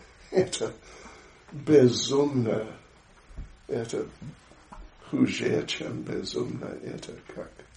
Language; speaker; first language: Russian; non-native, learner; English